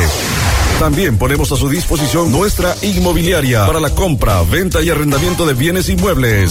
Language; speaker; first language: Spanish; native; Spanish